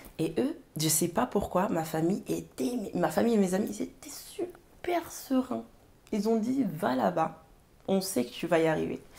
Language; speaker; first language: French; early bilingual, other home language; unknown